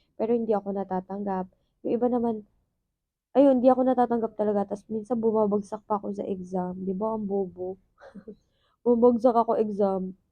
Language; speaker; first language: Filipino; native; Filipino